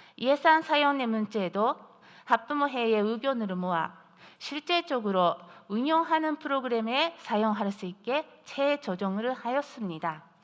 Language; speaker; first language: Korean; non-native, fluent; Japanese